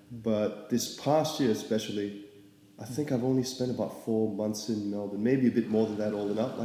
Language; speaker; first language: English; native; English